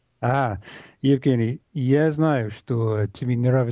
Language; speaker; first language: Russian; non-native, learner; English